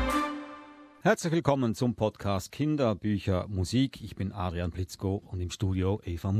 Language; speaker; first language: German; native; German